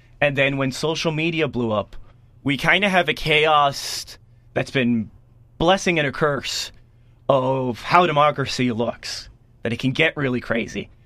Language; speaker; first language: English; native; English